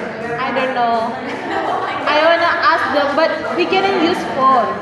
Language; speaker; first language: English; non-native, learner; Indonesian